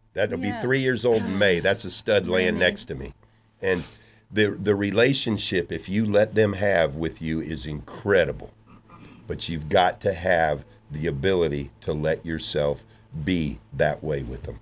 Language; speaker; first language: English; native; English